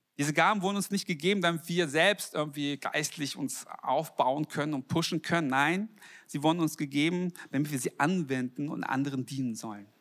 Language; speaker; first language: German; early bilingual, other home language; Korean